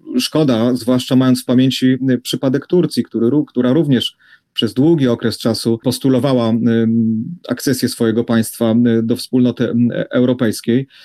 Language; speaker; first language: Polish; native; Polish